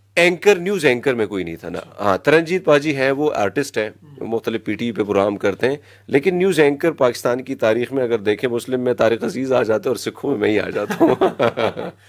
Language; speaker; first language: Urdu; non-native, local second language; Pashto